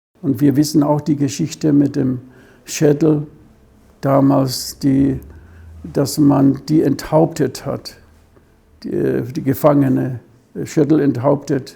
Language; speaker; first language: German; non-native, fluent; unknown